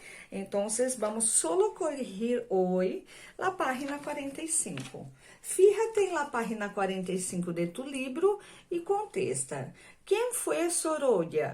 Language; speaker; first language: Spanish; non-native, fluent; Portuguese